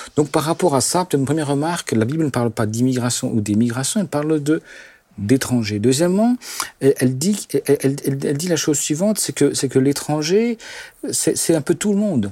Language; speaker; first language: French; non-native, local second language; Swiss German